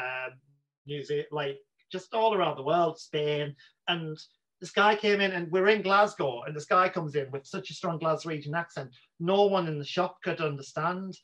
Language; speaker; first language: English; native; English